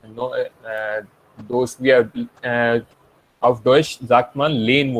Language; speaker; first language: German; non-native, fluent; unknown